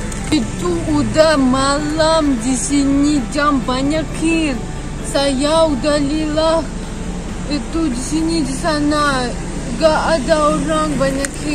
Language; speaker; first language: Indonesian; non-native, learner; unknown